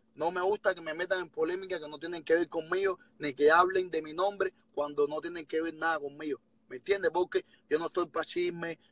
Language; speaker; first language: Spanish; native; Spanish